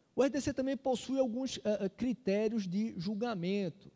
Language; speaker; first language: Portuguese; native; Portuguese